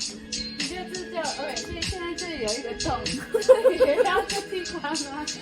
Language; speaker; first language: Chinese; early bilingual, heritage; Chinese